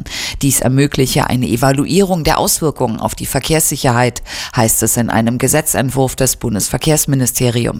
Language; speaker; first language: German; native; German